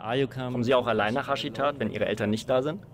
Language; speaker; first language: German; native; German